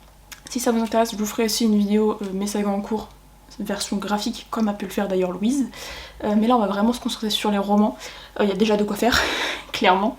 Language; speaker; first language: French; native; French